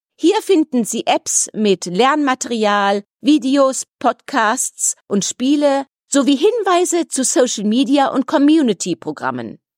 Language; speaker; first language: German; native; German